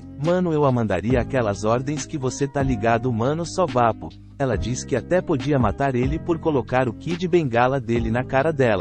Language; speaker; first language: Portuguese; native; Portuguese